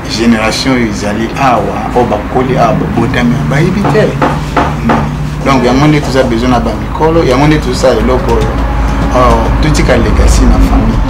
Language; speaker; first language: Lingala; non-native, local second language; Luba-Lulua